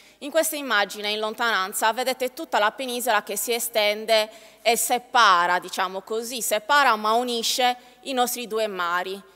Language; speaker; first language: Italian; native; Italian